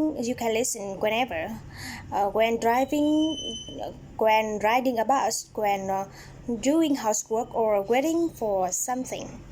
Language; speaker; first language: English; non-native, learner; Vietnamese